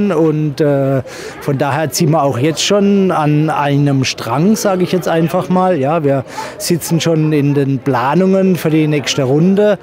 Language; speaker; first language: German; native; German